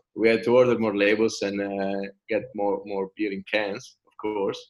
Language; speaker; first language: English; non-native, fluent; Italian